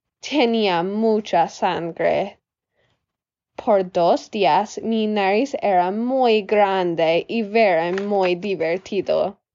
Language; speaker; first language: Spanish; non-native, learner; English